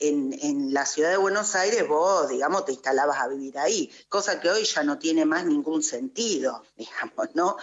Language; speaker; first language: Spanish; native; Spanish